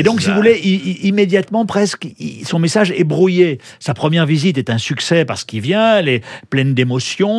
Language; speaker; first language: French; native; French